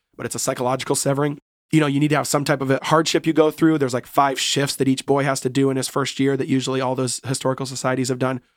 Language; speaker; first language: English; native; English